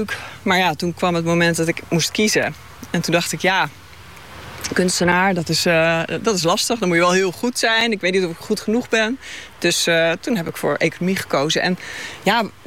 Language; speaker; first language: Dutch; native; Dutch